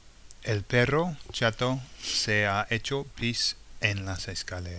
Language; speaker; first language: Spanish; non-native, fluent; English